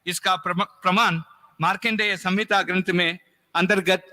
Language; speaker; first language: Hindi; non-native, local second language; Tamil